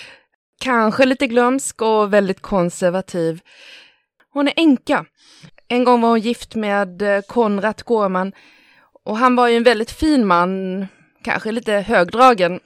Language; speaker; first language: Swedish; native; Swedish